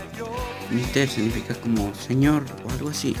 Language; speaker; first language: Spanish; early bilingual, other home language; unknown